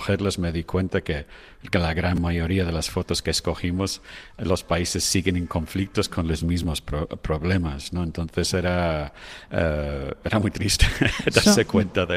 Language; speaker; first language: Spanish; non-native, fluent; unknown